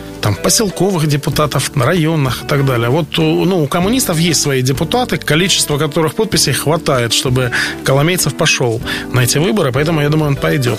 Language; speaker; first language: Russian; native; Russian